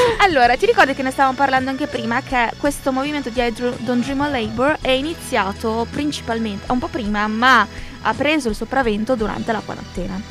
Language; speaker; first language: Italian; early bilingual, other home language; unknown